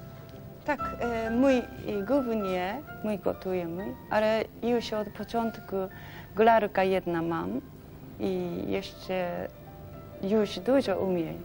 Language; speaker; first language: Polish; non-native, learner; Japanese